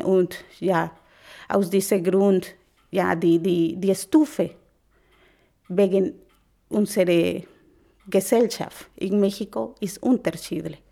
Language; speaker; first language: German; non-native, learner; Spanish